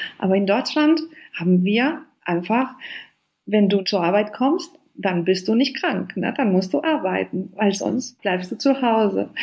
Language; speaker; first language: German; non-native, fluent; Spanish